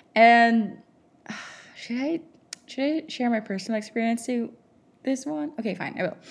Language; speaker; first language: English; non-native, local second language; Filipino